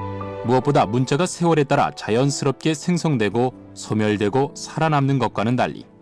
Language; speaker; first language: Korean; native; Korean